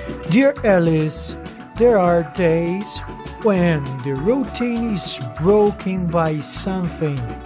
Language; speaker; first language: English; non-native, fluent; Portuguese